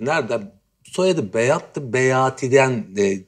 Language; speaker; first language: Turkish; native; Turkish